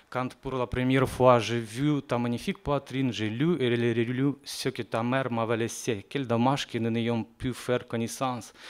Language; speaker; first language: French; non-native, fluent; Russian